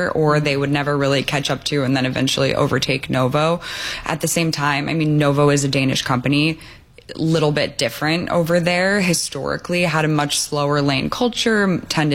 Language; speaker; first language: English; native; English